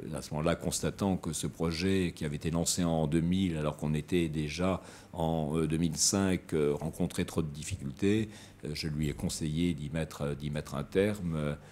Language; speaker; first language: French; native; French